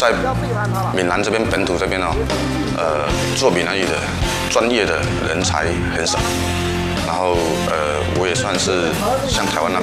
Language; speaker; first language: Chinese; non-native, local second language; Min Nan Chinese